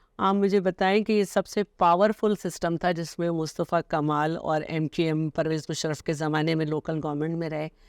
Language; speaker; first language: Urdu; native; Urdu